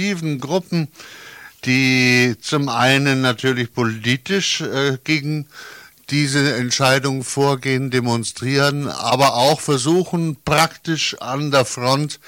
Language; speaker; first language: German; native; German